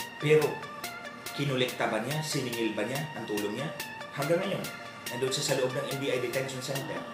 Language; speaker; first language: Filipino; non-native, local second language; Waray